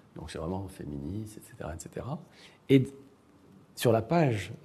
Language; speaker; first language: French; non-native, local second language; Arabic